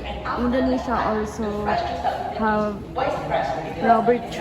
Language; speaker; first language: English; non-native, local second language; Filipino